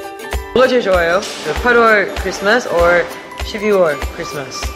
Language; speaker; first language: Korean; non-native, fluent; English